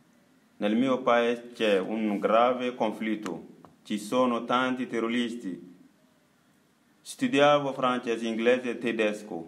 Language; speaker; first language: Italian; non-native, learner; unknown